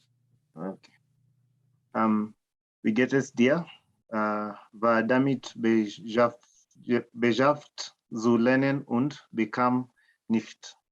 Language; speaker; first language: German; non-native, learner; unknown